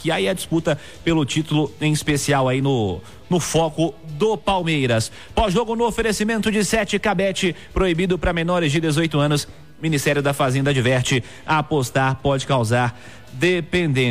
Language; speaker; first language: Portuguese; native; Portuguese